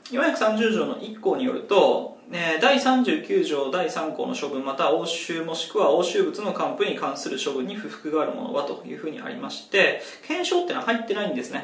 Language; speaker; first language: Japanese; native; Japanese